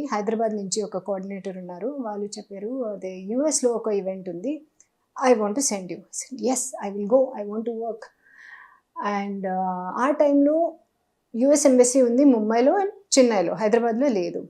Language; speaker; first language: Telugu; non-native, fluent; Hindi